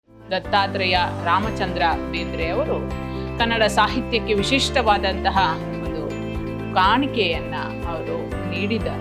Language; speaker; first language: Kannada; native; Kannada